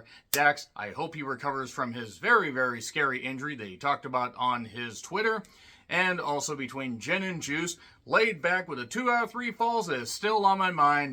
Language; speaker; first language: English; native; English